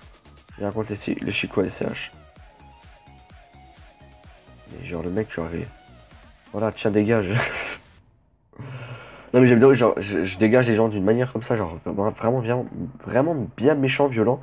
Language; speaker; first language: French; native; French